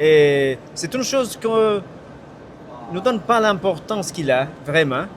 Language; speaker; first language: French; non-native, fluent; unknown